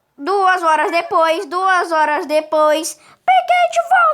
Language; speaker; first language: Portuguese; native; Portuguese